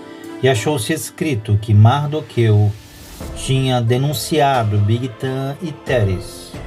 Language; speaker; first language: Portuguese; native; Portuguese